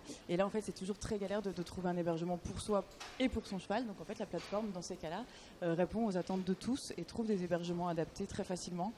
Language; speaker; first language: French; native; French